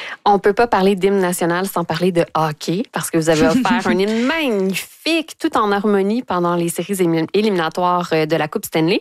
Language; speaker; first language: French; native; French